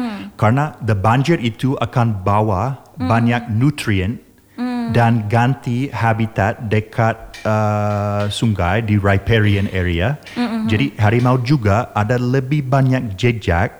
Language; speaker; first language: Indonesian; non-native, learner; English